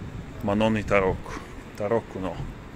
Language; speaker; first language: Italian; non-native, fluent; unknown